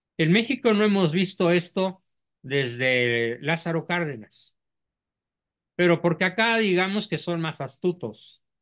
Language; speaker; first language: Spanish; native; Spanish